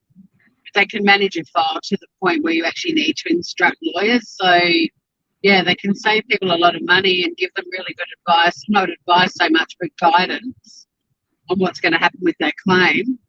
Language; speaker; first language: English; native; English